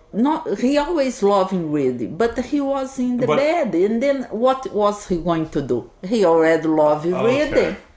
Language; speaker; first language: English; non-native, learner; Portuguese